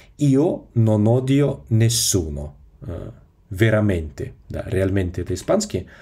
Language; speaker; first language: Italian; non-native, fluent; Russian